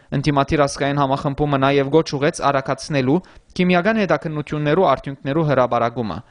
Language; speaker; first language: Armenian; early bilingual, heritage; Armenian